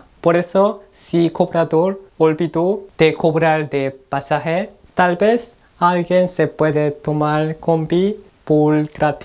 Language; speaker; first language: Spanish; non-native, learner; Korean